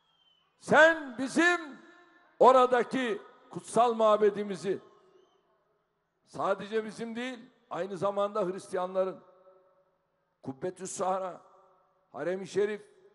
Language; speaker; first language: Turkish; native; Turkish